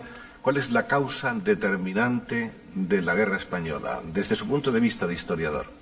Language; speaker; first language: Spanish; native; Spanish